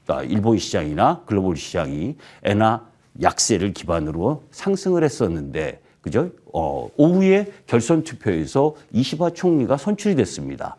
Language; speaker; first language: Korean; native; Korean